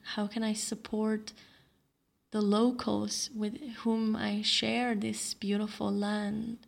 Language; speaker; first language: English; non-native, fluent; Slovenian